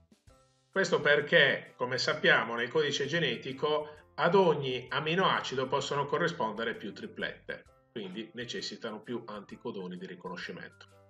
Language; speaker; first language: Italian; native; Italian